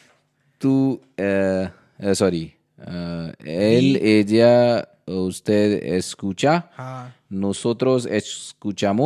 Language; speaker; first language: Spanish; non-native, learner; Hindi